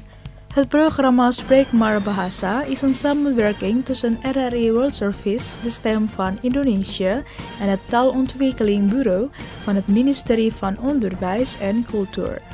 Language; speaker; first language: Dutch; non-native, fluent; Indonesian